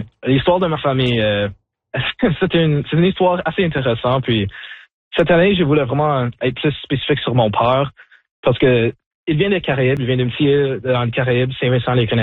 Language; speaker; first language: French; native; French